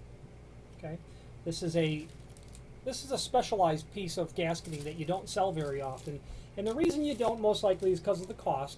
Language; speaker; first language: English; native; English